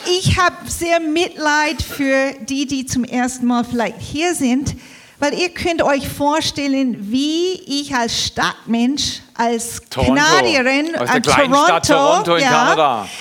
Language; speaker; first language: German; early bilingual, heritage; English